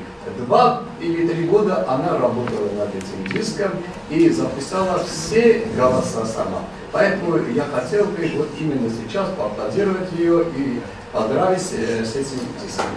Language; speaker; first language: Russian; non-native, local second language; Armenian